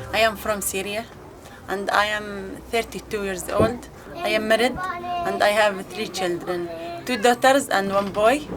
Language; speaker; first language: English; non-native, learner; Arabic